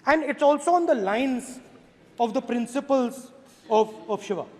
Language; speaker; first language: English; non-native, local second language; Hindi